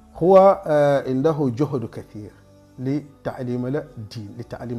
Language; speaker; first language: Arabic; non-native, fluent; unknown